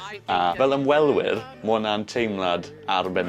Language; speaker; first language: Welsh; native; Welsh